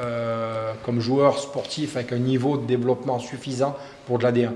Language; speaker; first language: French; native; French